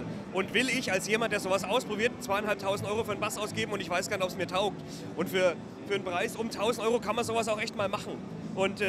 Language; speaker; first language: German; native; German